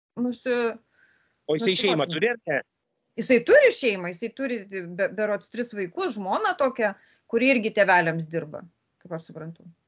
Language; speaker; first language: Lithuanian; native; Lithuanian